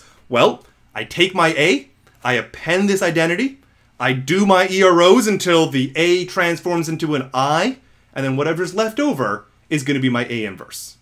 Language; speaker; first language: English; native; English